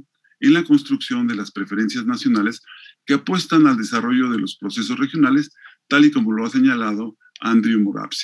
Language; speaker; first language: Spanish; native; Spanish